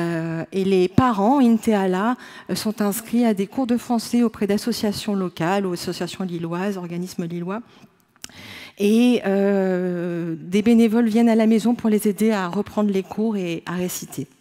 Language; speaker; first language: French; native; French